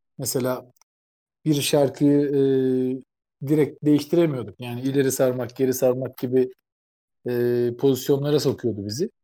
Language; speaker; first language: Turkish; native; Turkish